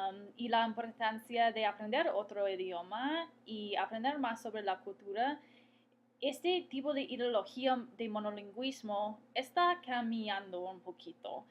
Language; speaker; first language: Spanish; non-native, fluent; English